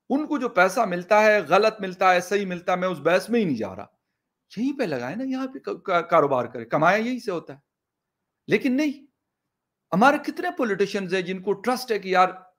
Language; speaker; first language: Urdu; non-native, local second language; Pashto